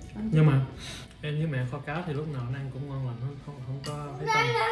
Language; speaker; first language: Vietnamese; native; Vietnamese